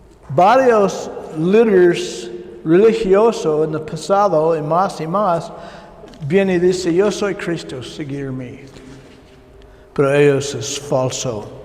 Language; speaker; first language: Spanish; non-native, learner; English